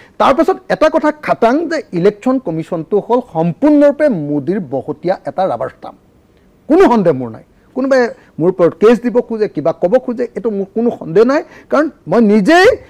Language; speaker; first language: Assamese; native; Assamese